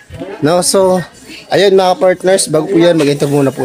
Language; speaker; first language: Filipino; native; Filipino